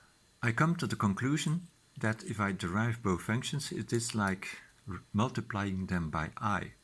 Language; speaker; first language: English; non-native, fluent; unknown